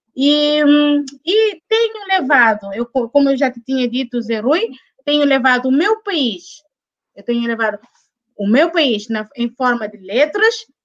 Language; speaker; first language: Portuguese; non-native, local second language; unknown